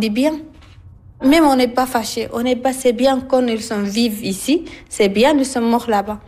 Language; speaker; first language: French; non-native, learner; Arabic